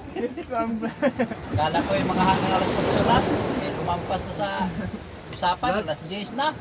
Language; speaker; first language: Filipino; non-native, local second language; Cebuano